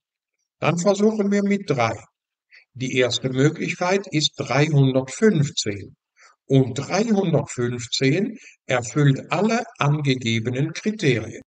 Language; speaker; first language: German; non-native, fluent; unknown